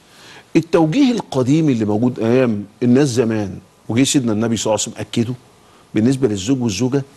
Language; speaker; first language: Arabic; native; Arabic